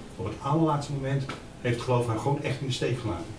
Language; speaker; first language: Dutch; native; Dutch